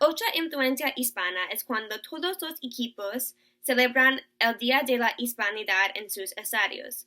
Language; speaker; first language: Spanish; non-native, learner; English